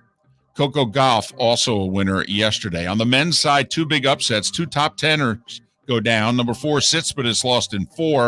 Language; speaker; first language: English; native; English